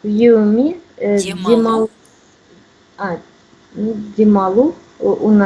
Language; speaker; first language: Kazakh; non-native, learner; Russian